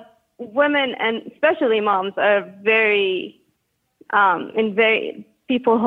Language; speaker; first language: English; non-native, fluent; Arabic